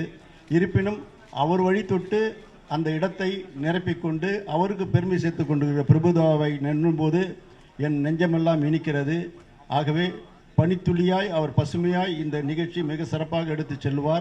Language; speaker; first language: Tamil; native; Tamil